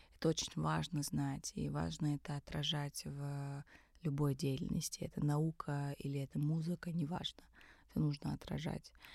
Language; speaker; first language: Russian; early bilingual, other home language; Tajik